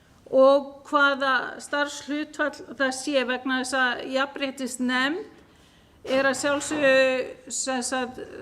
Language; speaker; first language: Icelandic; native; Icelandic